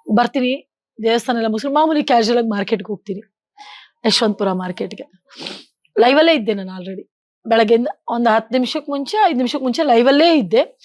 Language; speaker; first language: Kannada; native; Kannada